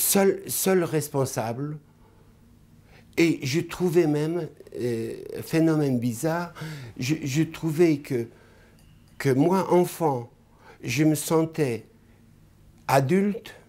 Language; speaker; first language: French; non-native, fluent; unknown